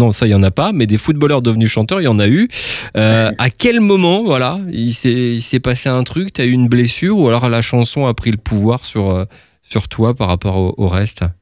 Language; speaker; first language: French; native; French